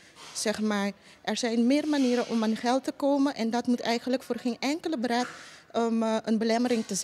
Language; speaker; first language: Dutch; non-native, local second language; Papiamento